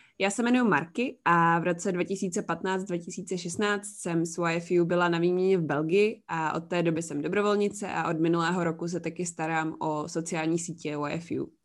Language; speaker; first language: Czech; native; Czech